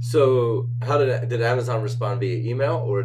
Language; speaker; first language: English; native; English